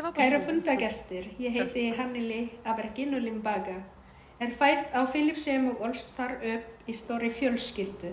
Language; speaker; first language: Icelandic; non-native, fluent; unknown